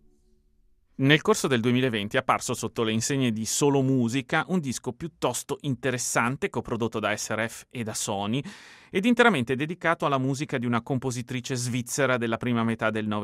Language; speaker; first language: Italian; native; Italian